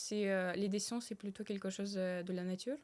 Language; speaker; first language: French; early bilingual, other home language; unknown